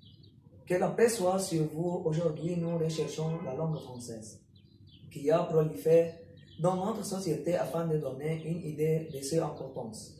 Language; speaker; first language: French; non-native, local second language; Arabic